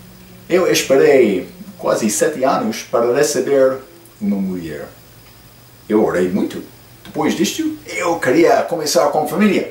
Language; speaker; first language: Portuguese; non-native, fluent; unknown